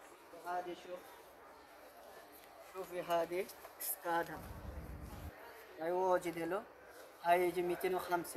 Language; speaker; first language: Arabic; non-native, learner; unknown